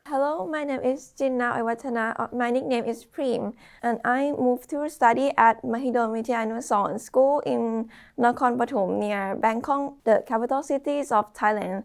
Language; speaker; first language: English; non-native, fluent; Thai